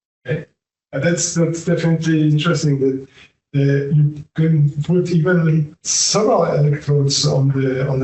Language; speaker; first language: English; non-native, fluent; Polish